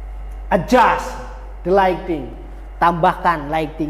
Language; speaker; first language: English; non-native, fluent; Indonesian